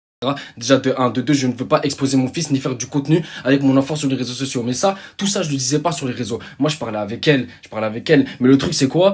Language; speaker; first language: French; native; French